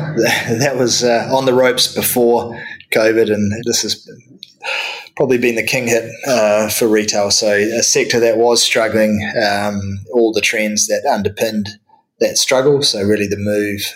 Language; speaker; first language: English; native; English